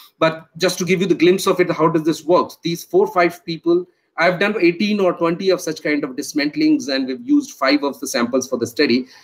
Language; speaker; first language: English; non-native, local second language; Hindi